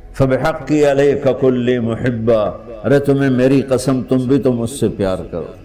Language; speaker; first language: Urdu; non-native, local second language; Punjabi